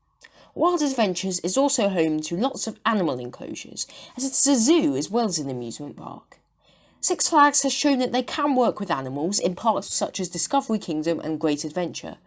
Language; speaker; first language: English; native; English